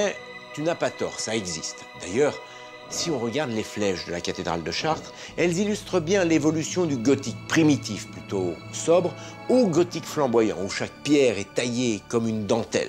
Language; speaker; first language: French; native; French